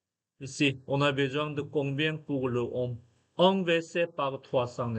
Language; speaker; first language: French; non-native, fluent; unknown